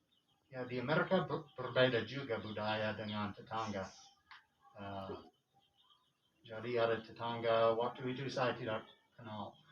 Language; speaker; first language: Indonesian; non-native, fluent; English